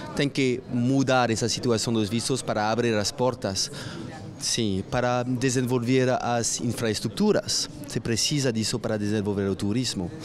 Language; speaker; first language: Portuguese; non-native, fluent; French